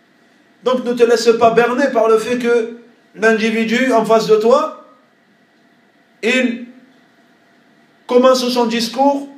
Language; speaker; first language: French; native; French